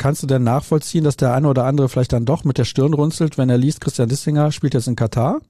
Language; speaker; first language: German; native; German